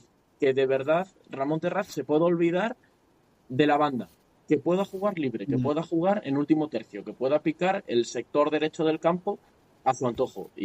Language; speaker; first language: Spanish; native; Spanish